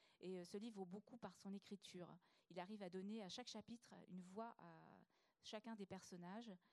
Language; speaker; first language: French; native; French